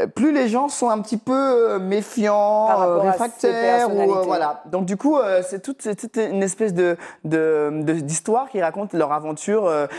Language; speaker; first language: French; native; French